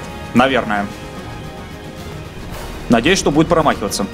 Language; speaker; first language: Russian; native; Russian